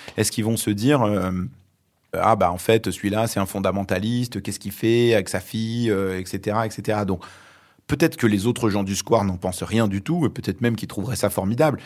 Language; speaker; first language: French; early bilingual, other home language; Arabic